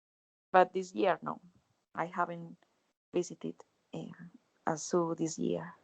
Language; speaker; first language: English; non-native, learner; Spanish